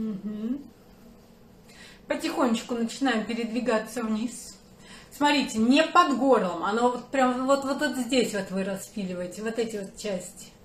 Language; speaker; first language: Russian; native; Russian